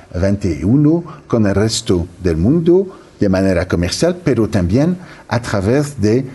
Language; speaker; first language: Spanish; non-native, fluent; French